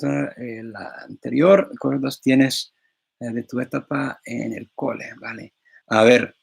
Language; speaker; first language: Spanish; non-native, fluent; English